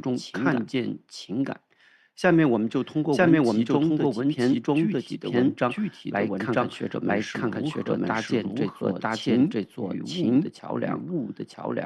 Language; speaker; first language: Chinese; native; Chinese